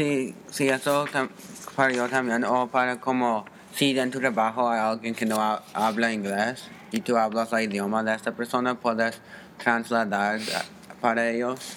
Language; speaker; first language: Spanish; non-native, learner; English